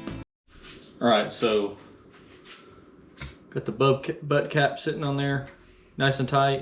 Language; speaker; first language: English; native; English